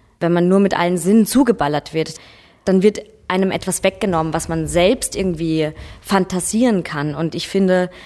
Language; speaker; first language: German; native; German